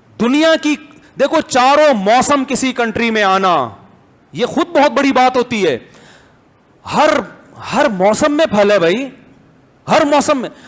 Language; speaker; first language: Urdu; native; Urdu